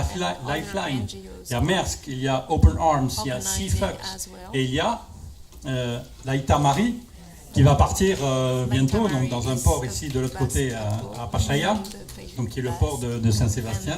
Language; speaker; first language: French; native; French